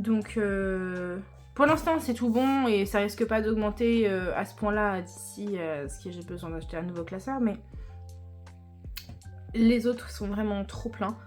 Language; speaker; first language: French; native; French